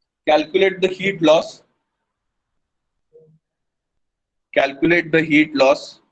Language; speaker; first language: English; non-native, local second language; Hindi